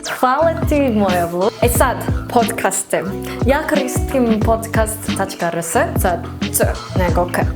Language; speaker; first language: Serbian; non-native, learner; English